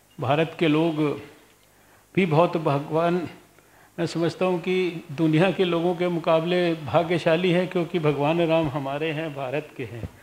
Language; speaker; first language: Hindi; native; Hindi